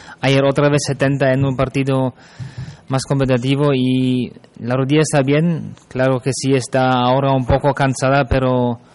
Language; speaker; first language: Spanish; non-native, fluent; German